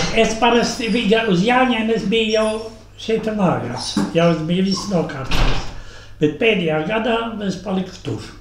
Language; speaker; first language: Latvian; native; Latvian